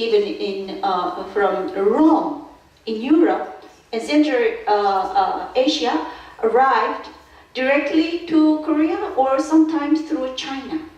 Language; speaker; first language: English; non-native, fluent; Korean